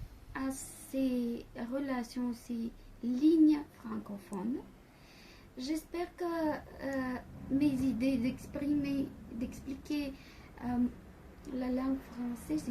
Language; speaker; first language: French; non-native, fluent; Bulgarian